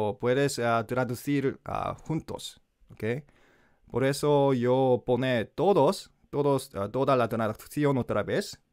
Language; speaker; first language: Spanish; non-native, learner; Korean